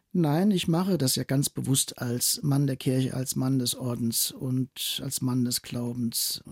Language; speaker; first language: German; native; German